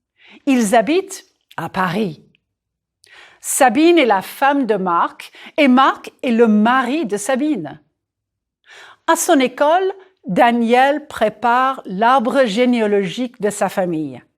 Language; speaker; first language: French; non-native, fluent; English